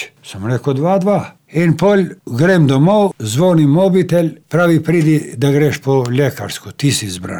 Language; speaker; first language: Slovenian; non-native, fluent; Albanian